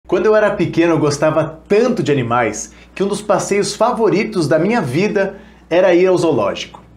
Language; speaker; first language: Portuguese; early bilingual, other home language; Spanish